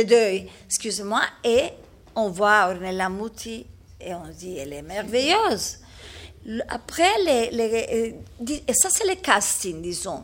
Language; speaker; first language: French; non-native, learner; Spanish